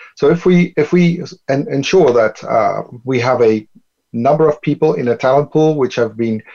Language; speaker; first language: English; non-native, fluent; Dutch